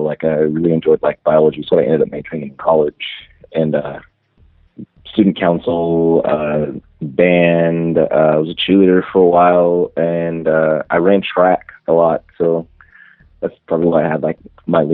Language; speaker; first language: English; native; English